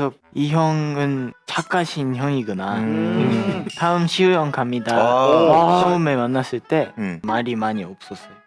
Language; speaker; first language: Korean; non-native, learner; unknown